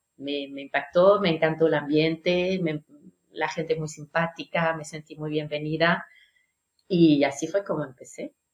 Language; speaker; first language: Spanish; non-native, fluent; French